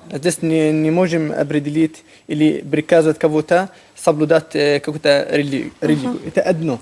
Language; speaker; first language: Russian; non-native, fluent; Arabic